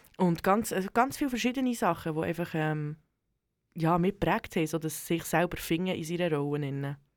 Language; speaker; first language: German; early bilingual, other home language; Serbian